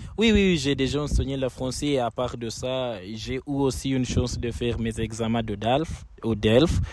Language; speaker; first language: French; non-native, fluent; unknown